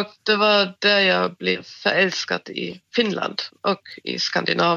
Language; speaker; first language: Swedish; non-native, fluent; German